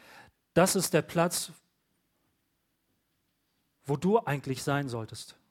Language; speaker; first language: German; native; German